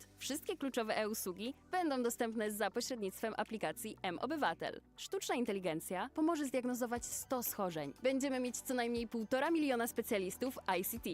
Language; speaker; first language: Polish; native; Polish